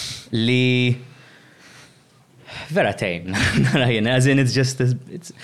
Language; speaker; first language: English; non-native, local second language; Maltese